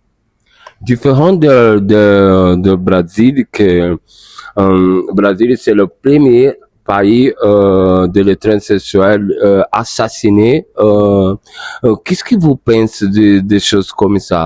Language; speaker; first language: French; non-native, learner; Portuguese